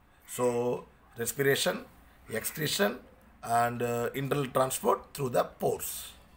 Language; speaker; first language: English; non-native, local second language; Tamil